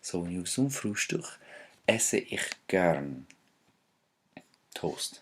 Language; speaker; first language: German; non-native, fluent; English